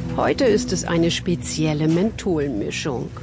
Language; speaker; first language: German; native; German